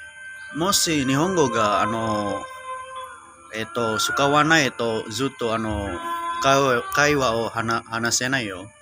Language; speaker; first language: Japanese; non-native, learner; Indonesian